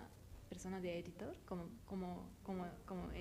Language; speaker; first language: Spanish; non-native, learner; Japanese